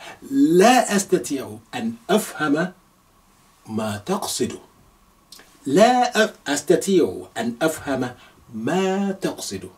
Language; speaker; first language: Arabic; non-native, fluent; Yoruba